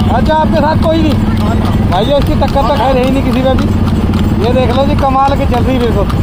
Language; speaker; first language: Hindi; native; Hindi